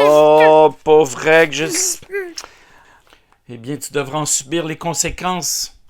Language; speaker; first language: French; native; French